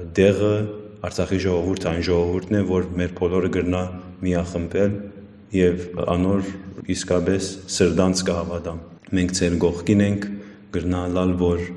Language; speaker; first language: Armenian; early bilingual, heritage; Armenian